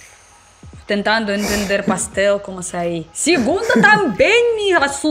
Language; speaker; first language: Portuguese; non-native, learner; Russian